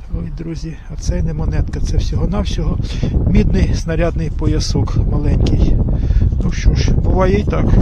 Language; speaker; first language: Ukrainian; native; Ukrainian